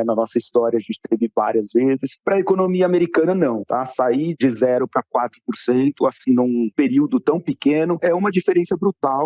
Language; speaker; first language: Portuguese; native; Portuguese